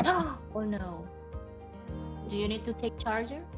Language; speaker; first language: English; non-native, learner; Indonesian